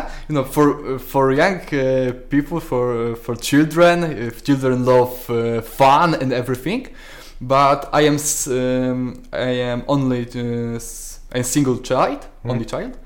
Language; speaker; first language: English; non-native, learner; Polish